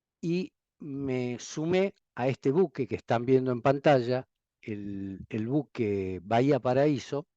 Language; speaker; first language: Spanish; native; Spanish